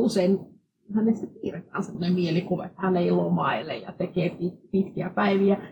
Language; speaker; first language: Finnish; non-native, fluent; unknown